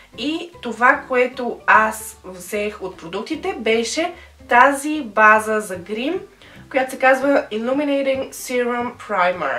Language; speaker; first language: Bulgarian; native; Bulgarian